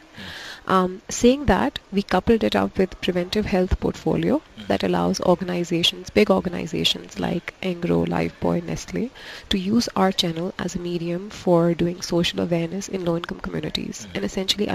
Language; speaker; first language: English; non-native, local second language; Urdu